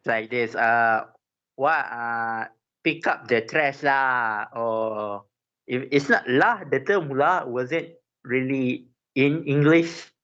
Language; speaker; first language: English; non-native, local second language; Malay